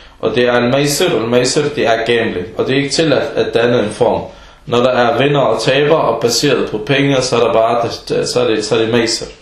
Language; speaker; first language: Danish; early bilingual, other home language; Arabic